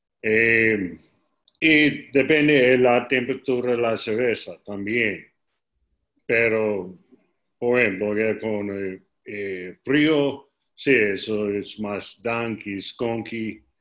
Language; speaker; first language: Spanish; non-native, learner; English